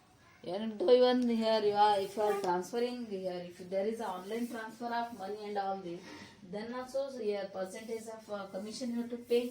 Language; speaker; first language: English; non-native, local second language; Kannada